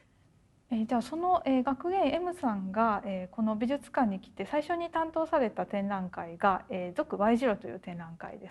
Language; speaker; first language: Japanese; native; Japanese